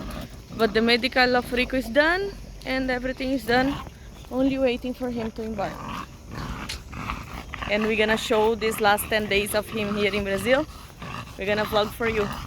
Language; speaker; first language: English; non-native, learner; Portuguese